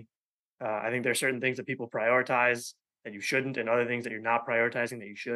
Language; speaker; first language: English; native; English